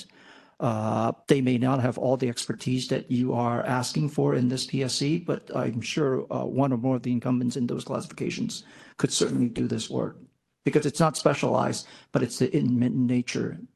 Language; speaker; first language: English; non-native, fluent; French